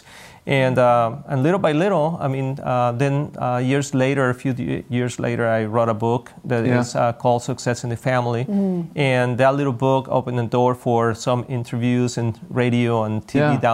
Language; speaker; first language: English; non-native, fluent; Spanish